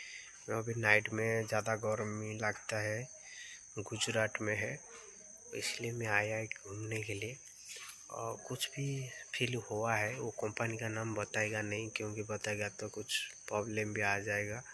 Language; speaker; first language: Hindi; non-native, local second language; Odia